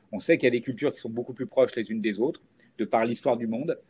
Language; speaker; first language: French; native; French